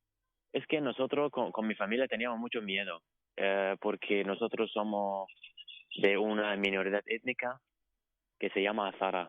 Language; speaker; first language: Spanish; non-native, fluent; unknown